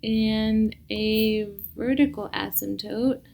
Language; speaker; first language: English; native; English